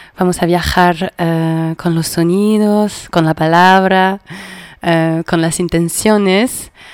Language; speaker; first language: Spanish; non-native, fluent; French